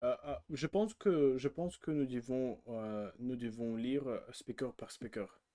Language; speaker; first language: French; non-native, learner; Russian